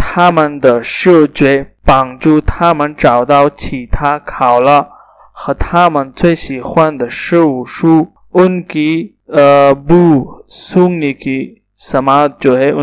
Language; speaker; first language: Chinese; non-native, fluent; Urdu